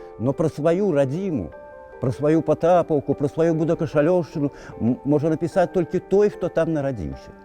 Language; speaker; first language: Belarusian; native; Belarusian